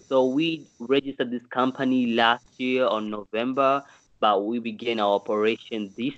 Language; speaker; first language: English; non-native, local second language; Swahili